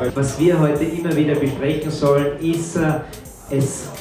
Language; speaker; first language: German; native; German